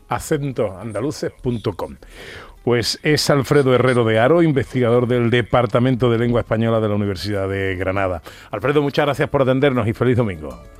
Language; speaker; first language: Spanish; native; Spanish